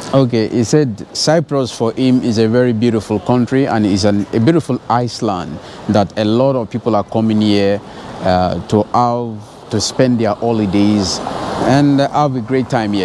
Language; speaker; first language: English; non-native, fluent; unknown